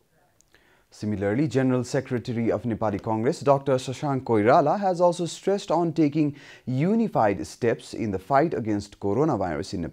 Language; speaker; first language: English; non-native, fluent; Nepali